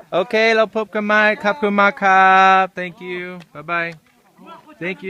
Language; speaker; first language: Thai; non-native, learner; English